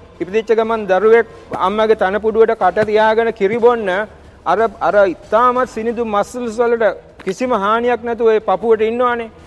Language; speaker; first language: Sinhala; native; Sinhala